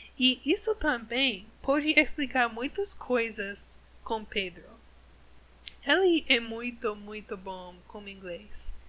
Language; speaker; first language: Portuguese; non-native, learner; English